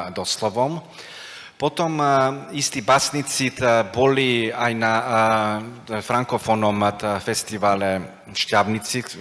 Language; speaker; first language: Slovak; non-native, fluent; Macedonian